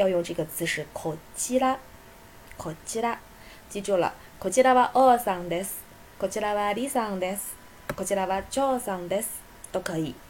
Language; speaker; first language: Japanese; non-native, fluent; Chinese